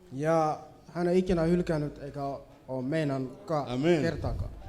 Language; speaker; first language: Finnish; early bilingual, other home language; Swahili